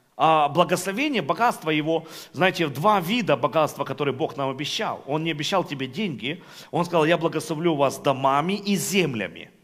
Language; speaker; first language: Russian; non-native, local second language; Ukrainian